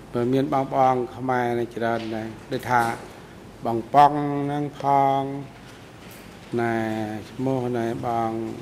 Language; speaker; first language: Khmer; non-native, local second language; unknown